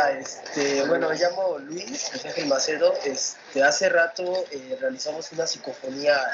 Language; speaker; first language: Spanish; native; Spanish